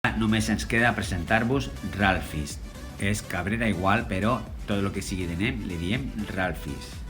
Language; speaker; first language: Catalan; native; Catalan